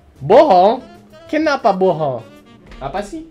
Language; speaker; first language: Indonesian; non-native, fluent; English